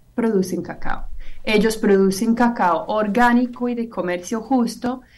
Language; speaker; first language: Spanish; non-native, fluent; English